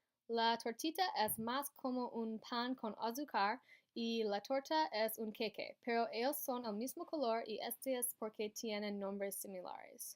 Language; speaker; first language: Spanish; non-native, learner; English